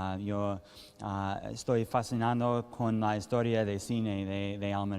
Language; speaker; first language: Spanish; early bilingual, heritage; English